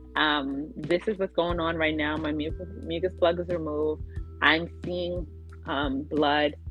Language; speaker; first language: English; early bilingual, other home language; Akan